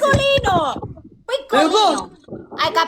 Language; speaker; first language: Italian; non-native, learner; Thai